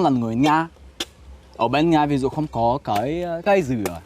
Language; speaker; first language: Vietnamese; non-native, fluent; Russian